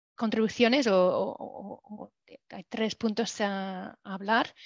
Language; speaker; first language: Spanish; non-native, fluent; English